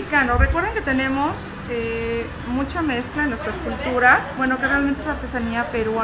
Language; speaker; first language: Spanish; native; Spanish